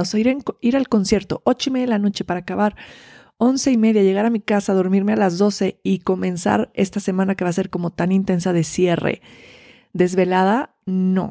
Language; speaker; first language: Spanish; native; Spanish